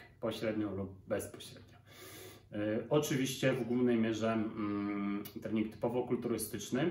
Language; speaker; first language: Polish; native; Polish